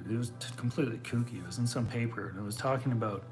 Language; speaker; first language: English; native; English